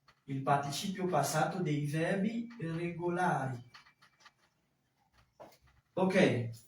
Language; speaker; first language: Italian; non-native, fluent; French